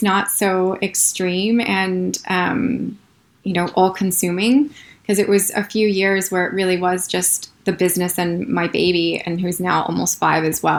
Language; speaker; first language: English; native; English